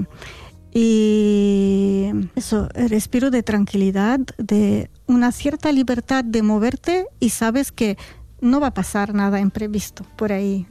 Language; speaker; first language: Spanish; non-native, fluent; Arabic